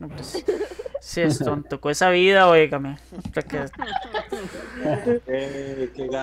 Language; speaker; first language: Spanish; native; Spanish